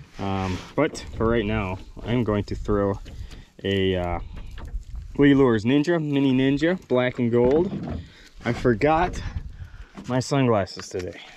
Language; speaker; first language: English; native; English